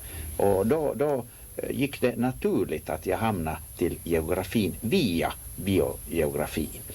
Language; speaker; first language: Swedish; non-native, local second language; Finnish